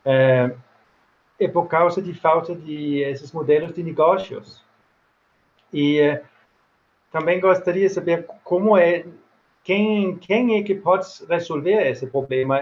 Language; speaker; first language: Portuguese; non-native, fluent; Swedish